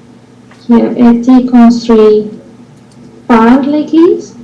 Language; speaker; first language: French; non-native, learner; English